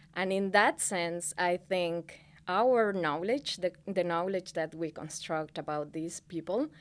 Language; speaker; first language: English; non-native, fluent; Spanish